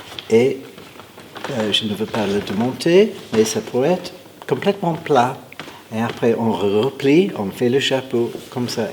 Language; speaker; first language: French; non-native, fluent; English